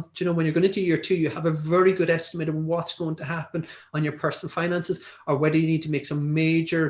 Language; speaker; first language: English; native; English